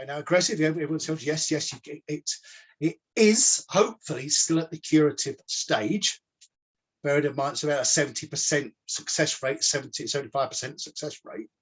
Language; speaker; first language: English; native; English